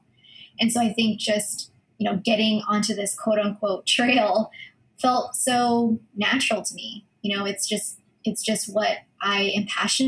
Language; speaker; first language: English; early bilingual, other home language; Filipino